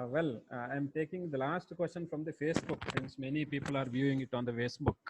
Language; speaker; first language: English; non-native, local second language; Kannada